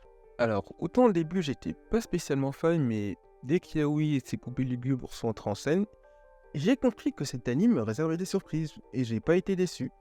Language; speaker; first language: French; native; French